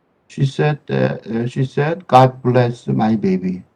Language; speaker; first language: English; non-native, fluent; Korean